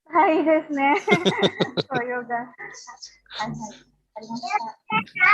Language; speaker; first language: Japanese; non-native, fluent; Indonesian